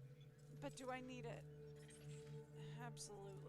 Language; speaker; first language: English; native; English